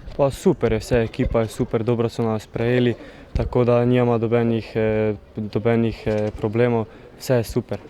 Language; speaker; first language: Slovenian; native; Slovenian